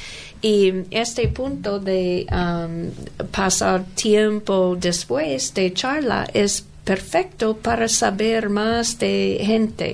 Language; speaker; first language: Spanish; non-native, learner; English